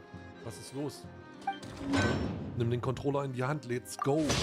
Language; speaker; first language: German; native; German